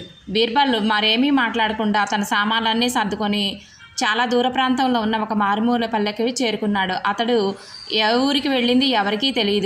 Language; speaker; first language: Telugu; native; Telugu